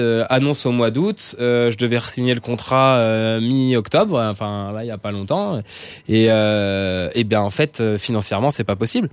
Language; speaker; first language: French; native; French